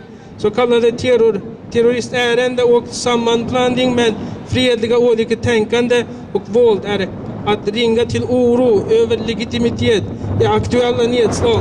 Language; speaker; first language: Swedish; non-native, fluent; Uyghur